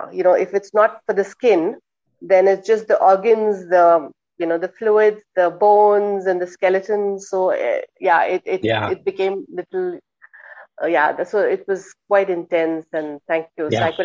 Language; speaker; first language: English; non-native, local second language; Hindi